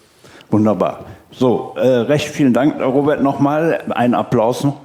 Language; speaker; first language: German; native; German